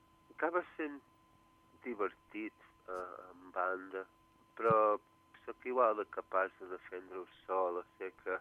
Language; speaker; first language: Catalan; early bilingual, heritage; Catalan